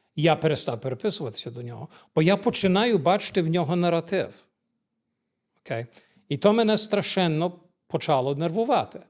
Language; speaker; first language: Ukrainian; early bilingual, heritage; Ukrainian